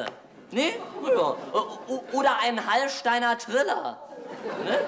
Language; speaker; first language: German; native; German